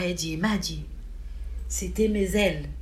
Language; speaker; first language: French; non-native, local second language; Arabic